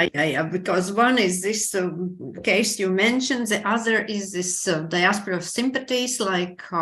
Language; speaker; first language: English; non-native, fluent; Latvian